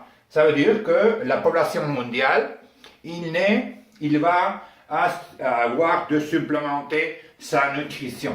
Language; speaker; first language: French; non-native, learner; Spanish